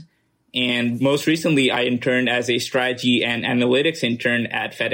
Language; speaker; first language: English; non-native, local second language; Urdu